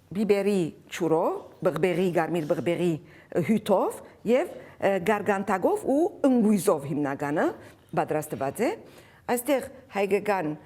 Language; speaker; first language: Armenian; early bilingual, heritage; Armenian